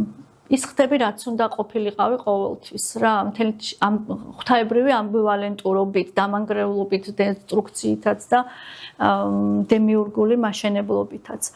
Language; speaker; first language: Georgian; native; Georgian